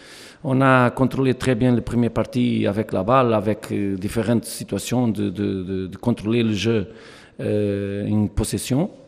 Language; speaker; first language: French; non-native, learner; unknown